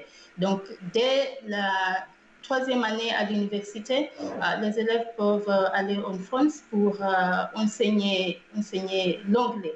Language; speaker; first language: French; non-native, fluent; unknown